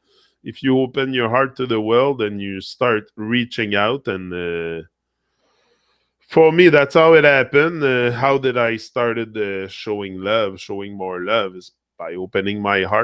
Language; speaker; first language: English; non-native, fluent; French